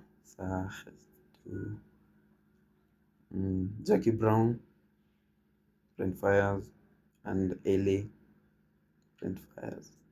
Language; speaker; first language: French; non-native, learner; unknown